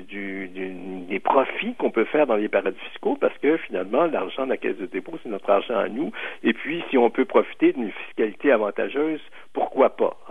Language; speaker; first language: French; native; French